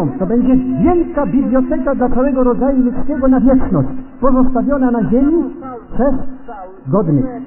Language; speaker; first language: Polish; native; Polish